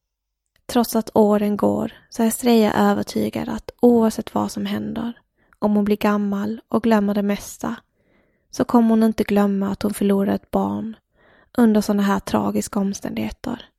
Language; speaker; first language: Swedish; native; Swedish